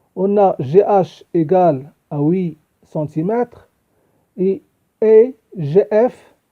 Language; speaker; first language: French; non-native, local second language; Arabic